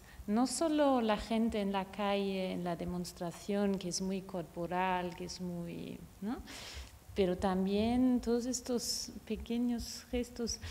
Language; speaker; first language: Spanish; non-native, fluent; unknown